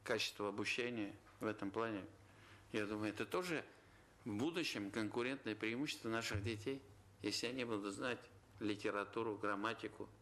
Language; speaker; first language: Russian; non-native, local second language; Tatar